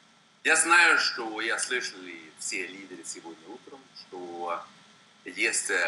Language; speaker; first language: Russian; non-native, fluent; Swedish